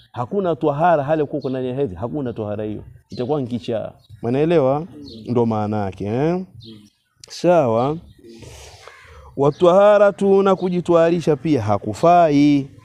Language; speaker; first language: Swahili; native; Swahili